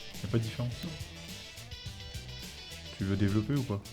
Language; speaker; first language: French; native; French